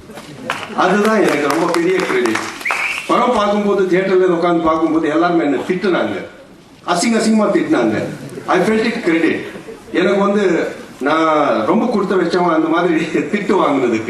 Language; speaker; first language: Tamil; non-native, fluent; Hindi